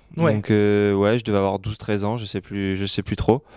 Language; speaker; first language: French; native; French